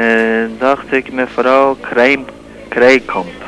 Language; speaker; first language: Dutch; non-native, learner; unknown